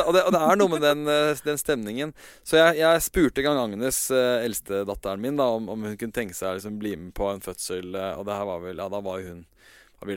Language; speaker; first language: Norwegian; native; Norwegian